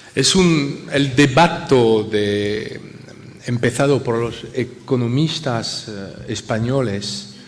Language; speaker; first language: Spanish; non-native, fluent; French